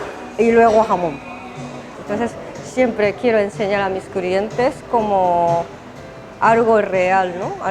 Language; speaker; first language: Spanish; non-native, fluent; Japanese